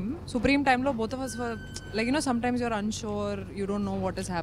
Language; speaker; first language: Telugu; non-native, fluent; Hindi